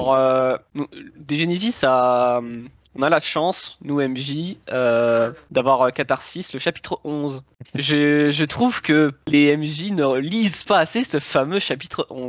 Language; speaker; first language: French; native; French